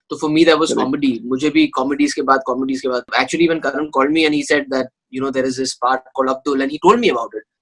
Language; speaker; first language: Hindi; non-native, local second language; Kashmiri